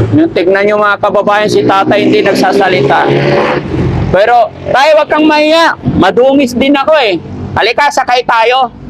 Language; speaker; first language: Filipino; native; Filipino